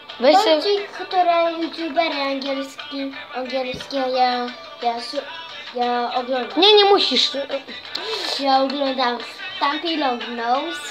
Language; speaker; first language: Polish; early bilingual, heritage; Polish